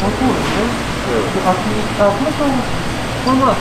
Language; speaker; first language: Japanese; native; Japanese